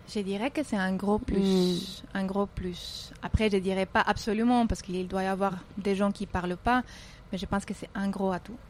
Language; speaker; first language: French; non-native, fluent; Spanish